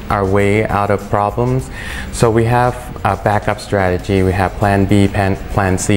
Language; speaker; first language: English; early bilingual, other home language; Thai